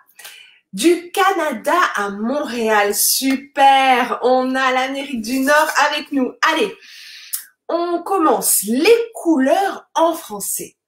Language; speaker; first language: French; native; French